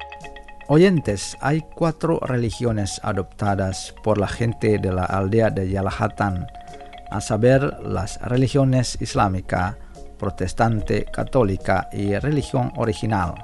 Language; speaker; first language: Spanish; non-native, fluent; Indonesian